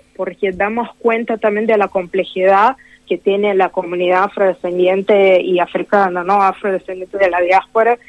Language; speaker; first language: Spanish; non-native, fluent; Portuguese